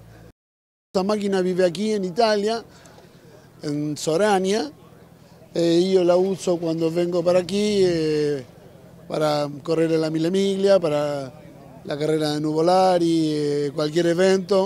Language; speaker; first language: Italian; non-native, learner; Spanish